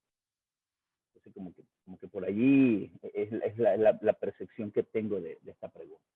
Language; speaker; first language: Spanish; native; Spanish